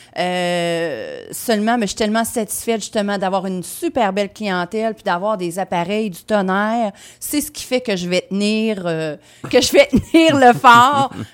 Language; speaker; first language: French; native; French